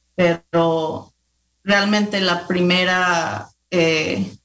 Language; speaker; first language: Spanish; early bilingual, heritage; Spanish